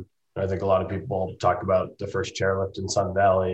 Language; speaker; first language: English; native; English